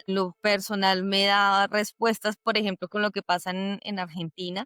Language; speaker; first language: Spanish; native; Spanish